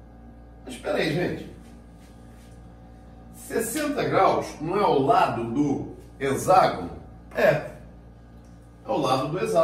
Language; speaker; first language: Portuguese; native; Portuguese